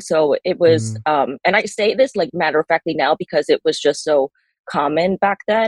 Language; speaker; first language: English; native; English